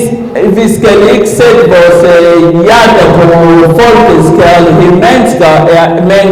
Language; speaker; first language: Danish; early bilingual, other home language; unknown